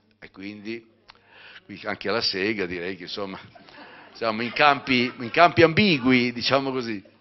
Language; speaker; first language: Italian; native; Italian